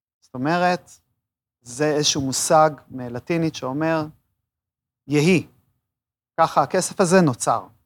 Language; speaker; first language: Hebrew; native; Hebrew